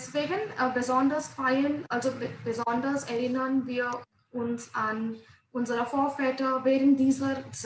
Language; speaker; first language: German; non-native, learner; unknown